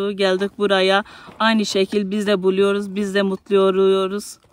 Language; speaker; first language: Turkish; non-native, local second language; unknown